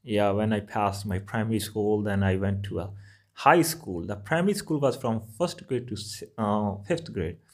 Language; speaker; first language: English; non-native, local second language; Punjabi